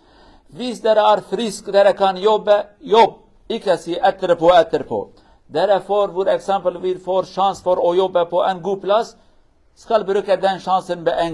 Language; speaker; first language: Swedish; non-native, learner; Kurdish